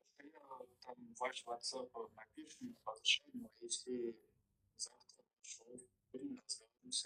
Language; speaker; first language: Russian; non-native, learner; Kyrgyz